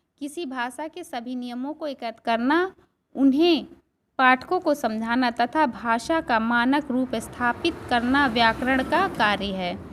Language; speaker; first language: Hindi; native; Hindi